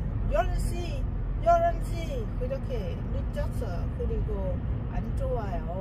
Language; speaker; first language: Korean; non-native, learner; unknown